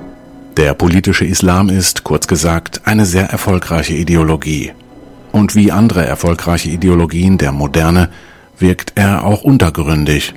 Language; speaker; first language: German; native; German